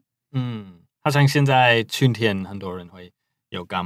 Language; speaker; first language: Chinese; non-native, fluent; English